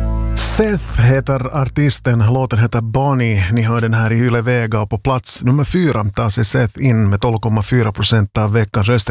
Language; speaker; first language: Swedish; native; Swedish